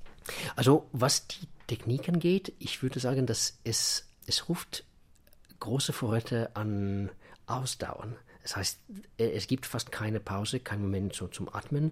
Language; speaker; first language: German; non-native, fluent; Russian